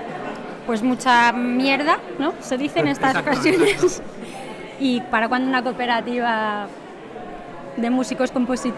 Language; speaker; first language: Spanish; native; Spanish